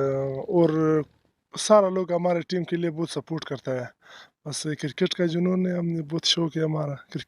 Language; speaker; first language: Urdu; non-native, local second language; Pashto